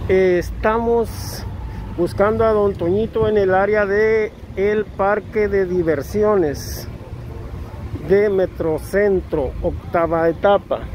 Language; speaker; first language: Spanish; native; Spanish